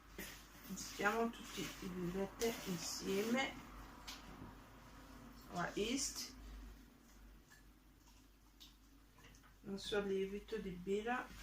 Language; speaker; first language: Italian; non-native, learner; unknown